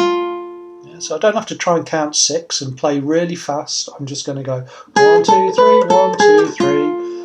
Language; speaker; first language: English; native; English